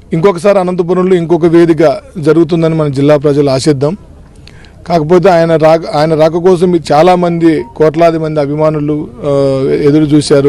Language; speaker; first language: Telugu; native; Telugu